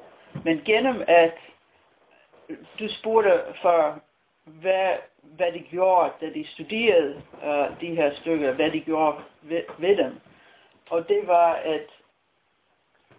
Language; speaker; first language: Danish; non-native, fluent; English